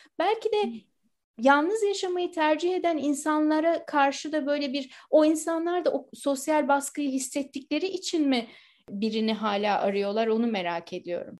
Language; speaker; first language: Turkish; native; Turkish